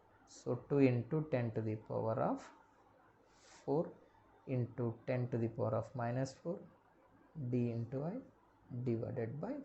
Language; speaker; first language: English; non-native, local second language; Kannada